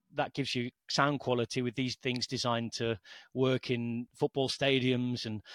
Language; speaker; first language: English; native; English